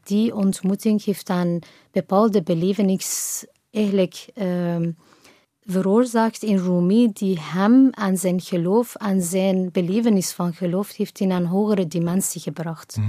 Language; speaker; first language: Dutch; non-native, fluent; Persian